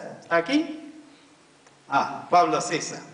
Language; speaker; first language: Spanish; non-native, fluent; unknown